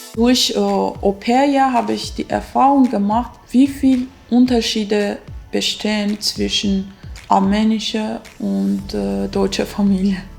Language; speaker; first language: German; non-native, fluent; Armenian